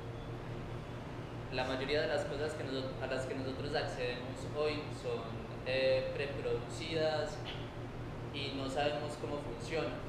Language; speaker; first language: Spanish; native; Spanish